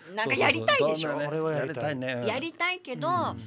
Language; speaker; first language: Japanese; native; Japanese